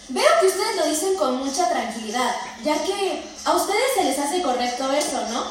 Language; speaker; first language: Spanish; native; Spanish